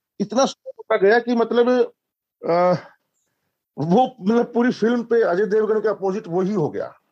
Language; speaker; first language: Hindi; native; Hindi